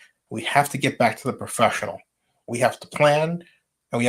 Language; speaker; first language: English; native; English